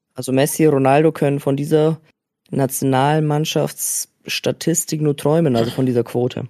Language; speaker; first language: German; native; German